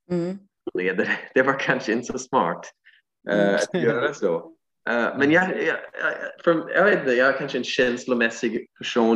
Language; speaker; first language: Swedish; non-native, fluent; English